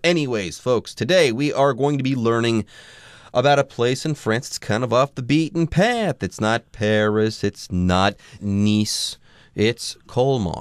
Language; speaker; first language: English; native; English